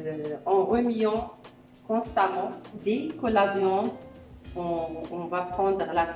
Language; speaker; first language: French; non-native, learner; Arabic